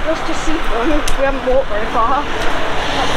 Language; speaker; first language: English; native; English